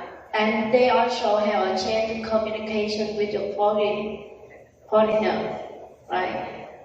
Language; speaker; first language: English; non-native, learner; Vietnamese